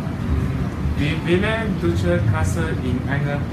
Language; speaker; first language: German; non-native, learner; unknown